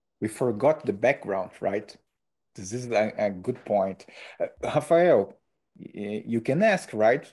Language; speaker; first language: English; non-native, learner; Portuguese